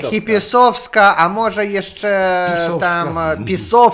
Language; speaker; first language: Polish; non-native, learner; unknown